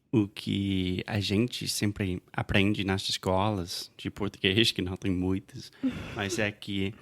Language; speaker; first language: Portuguese; non-native, fluent; English